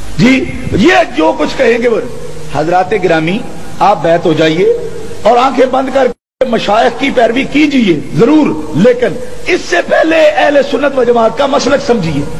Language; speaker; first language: Urdu; non-native, local second language; Punjabi